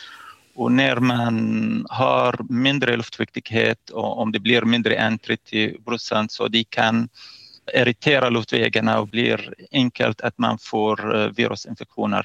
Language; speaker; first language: Swedish; non-native, fluent; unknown